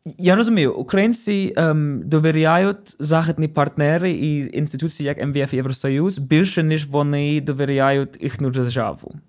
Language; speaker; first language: Ukrainian; non-native, fluent; English